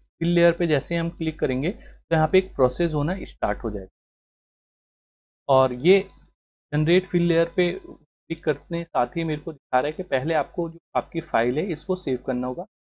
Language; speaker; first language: Hindi; native; Hindi